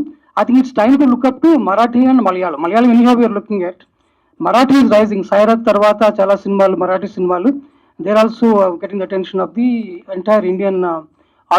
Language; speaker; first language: Telugu; native; Telugu